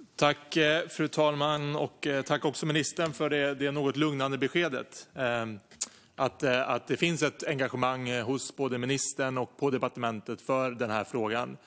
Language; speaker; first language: Swedish; native; Swedish